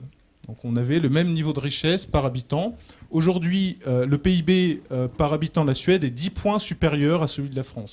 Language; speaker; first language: French; native; French